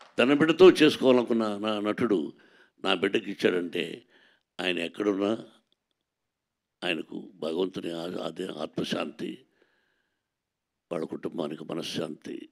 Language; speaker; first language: Telugu; native; Telugu